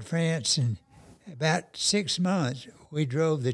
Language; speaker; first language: English; native; English